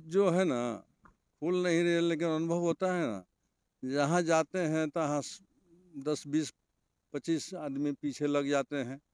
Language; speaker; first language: Hindi; native; Hindi